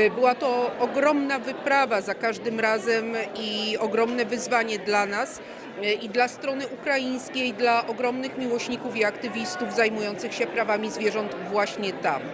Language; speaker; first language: Polish; native; Polish